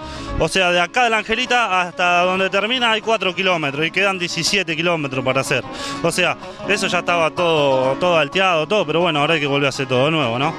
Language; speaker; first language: Spanish; native; Spanish